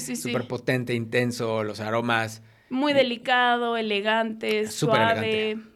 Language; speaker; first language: Spanish; native; Spanish